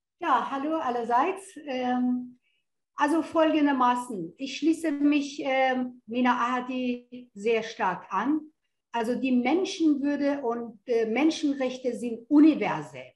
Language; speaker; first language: German; non-native, fluent; Persian